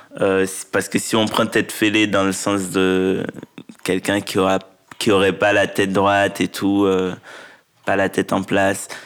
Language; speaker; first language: French; non-native, local second language; Haitian Creole